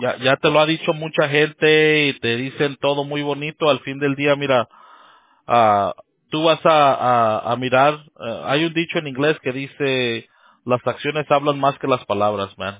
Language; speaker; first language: Spanish; early bilingual, heritage; Spanish